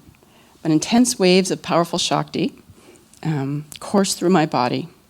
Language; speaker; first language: English; native; English